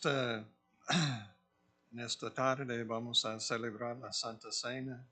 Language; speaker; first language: Spanish; non-native, fluent; English